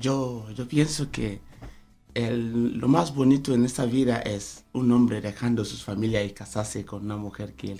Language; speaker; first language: Spanish; non-native, fluent; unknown